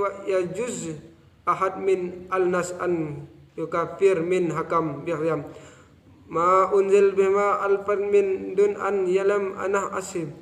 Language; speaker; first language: Arabic; non-native, learner; Indonesian